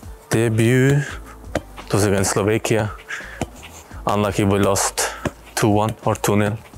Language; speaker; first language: English; non-native, fluent; Hungarian